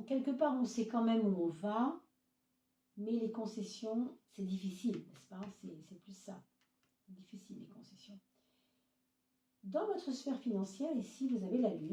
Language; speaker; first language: French; native; French